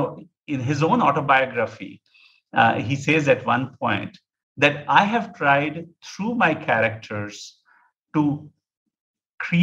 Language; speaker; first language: English; non-native, local second language; Punjabi